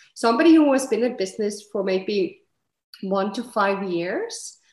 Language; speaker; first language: English; non-native, fluent; Icelandic